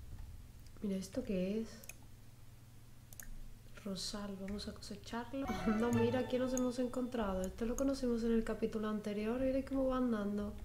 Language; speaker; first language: Spanish; native; Spanish